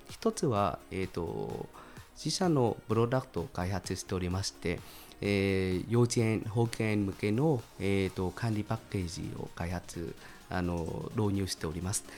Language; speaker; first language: Japanese; non-native, fluent; Vietnamese